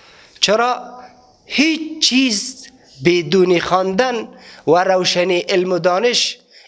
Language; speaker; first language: Persian; native; Persian